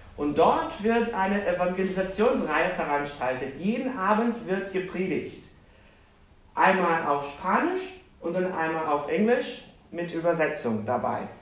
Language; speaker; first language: German; non-native, fluent; Portuguese